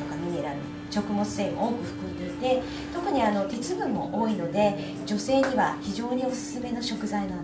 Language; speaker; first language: Japanese; native; Japanese